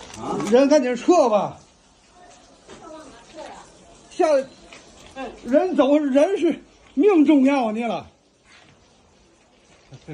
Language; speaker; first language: Chinese; native; Chinese